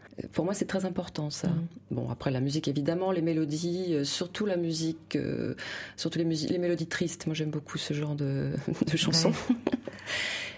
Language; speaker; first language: French; native; French